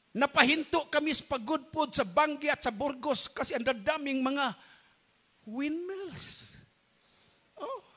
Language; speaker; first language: Filipino; non-native, local second language; Cebuano